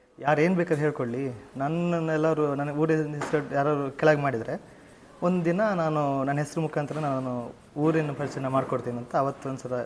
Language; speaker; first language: Kannada; native; Kannada